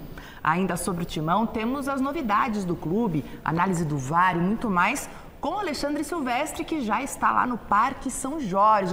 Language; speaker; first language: Portuguese; native; Portuguese